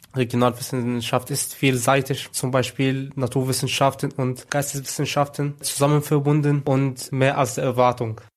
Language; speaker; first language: German; non-native, fluent; Arabic